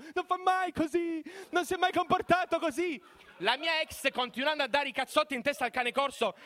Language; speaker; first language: Italian; native; Italian